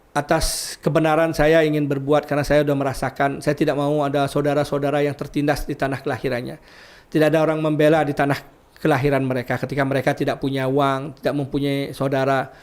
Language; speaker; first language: Indonesian; non-native, local second language; Balinese